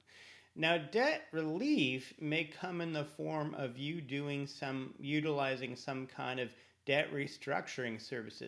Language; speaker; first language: English; native; English